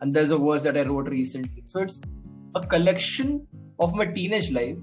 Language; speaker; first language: English; non-native, local second language; Hindi